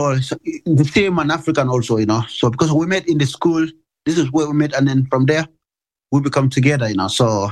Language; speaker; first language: English; non-native, local second language; Mandingo